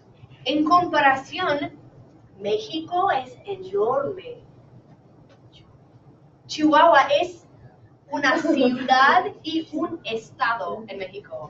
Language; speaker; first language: Spanish; non-native, fluent; English